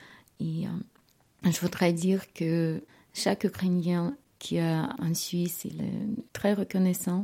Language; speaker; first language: French; non-native, learner; Ukrainian